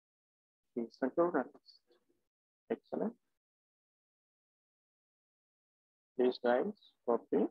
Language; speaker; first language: English; non-native, fluent; Spanish